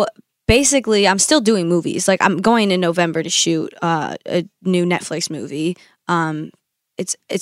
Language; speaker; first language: English; early bilingual, other home language; Spanish